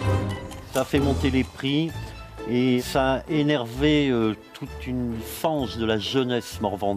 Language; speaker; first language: French; native; French